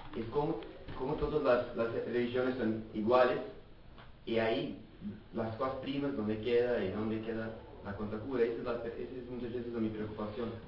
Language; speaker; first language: Spanish; non-native, fluent; Portuguese